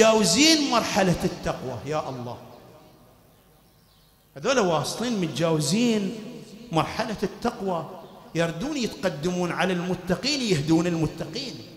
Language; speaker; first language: Arabic; native; Arabic